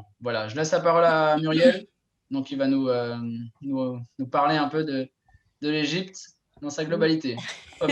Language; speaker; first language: French; native; French